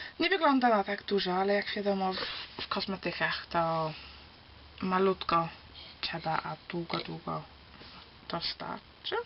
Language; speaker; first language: Polish; early bilingual, heritage; Polish